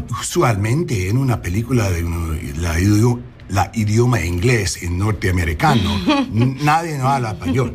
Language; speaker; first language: Spanish; non-native, learner; English